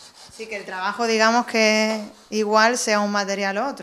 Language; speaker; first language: Spanish; native; Spanish